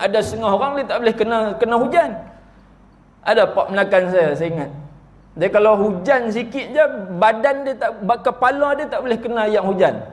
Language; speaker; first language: Malay; native; Malay